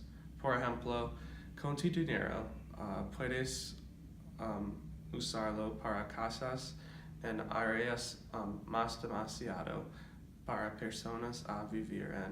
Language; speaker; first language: Spanish; non-native, learner; English